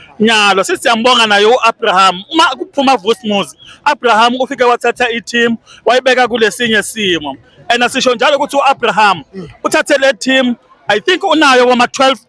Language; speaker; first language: Zulu; non-native, local second language; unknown